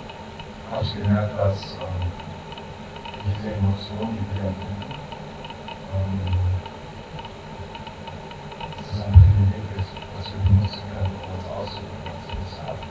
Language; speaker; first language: German; early bilingual, other home language; Korean